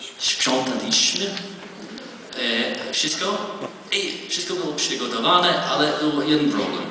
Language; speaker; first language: Polish; non-native, learner; Hebrew